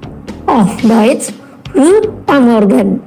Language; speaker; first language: German; non-native, fluent; Indonesian